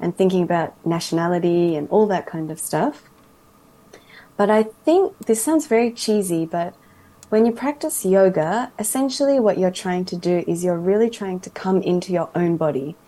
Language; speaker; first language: English; early bilingual, other home language; Japanese